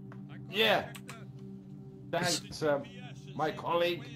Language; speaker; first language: English; non-native, learner; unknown